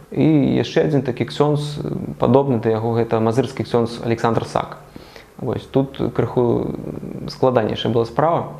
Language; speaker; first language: Belarusian; native; Belarusian